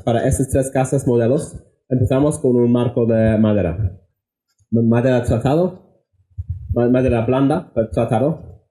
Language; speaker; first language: Spanish; non-native, fluent; English